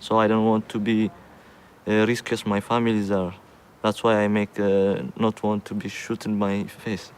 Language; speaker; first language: English; non-native, fluent; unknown